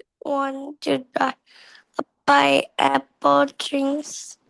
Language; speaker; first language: English; non-native, learner; Vietnamese